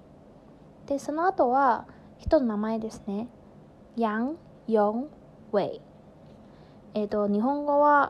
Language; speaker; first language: Japanese; non-native, fluent; Chinese